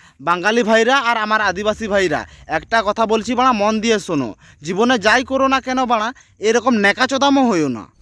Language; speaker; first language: Bangla; non-native, local second language; Santali